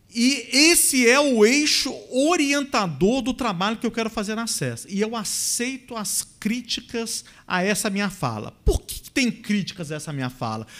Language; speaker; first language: Portuguese; native; Portuguese